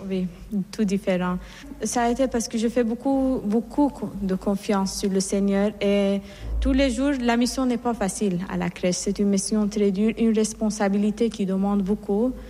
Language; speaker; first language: French; non-native, fluent; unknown